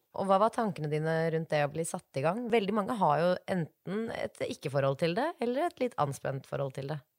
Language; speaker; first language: Norwegian; native; Norwegian